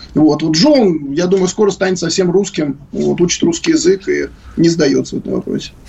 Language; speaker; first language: Russian; native; Russian